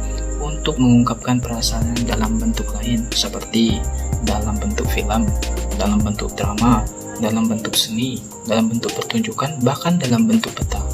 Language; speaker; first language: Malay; non-native, local second language; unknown